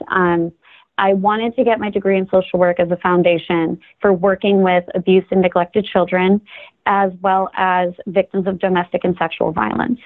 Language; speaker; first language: English; native; English